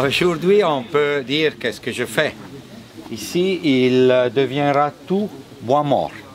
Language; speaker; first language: French; non-native, fluent; Italian